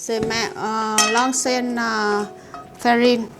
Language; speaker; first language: French; non-native, learner; Vietnamese